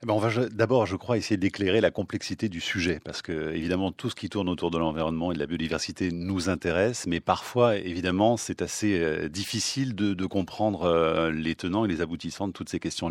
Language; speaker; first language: French; native; French